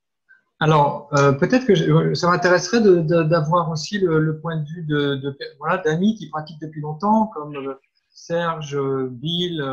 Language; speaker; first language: French; native; French